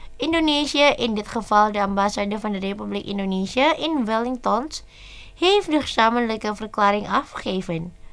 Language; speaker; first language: Dutch; non-native, learner; Indonesian